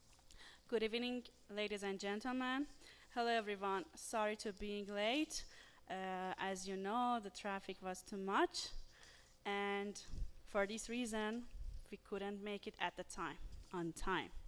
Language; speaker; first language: English; non-native, local second language; Persian